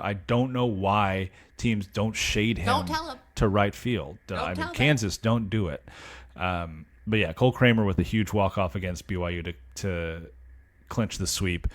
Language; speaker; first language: English; native; English